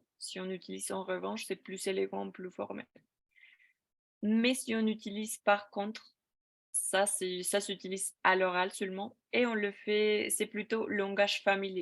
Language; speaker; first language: French; non-native, fluent; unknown